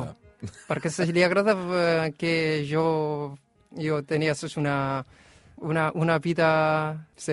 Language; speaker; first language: Catalan; non-native, learner; Korean